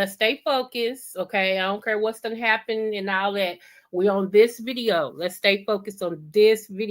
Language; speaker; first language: English; native; English